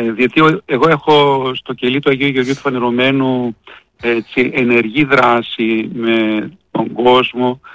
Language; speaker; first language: Greek; native; Greek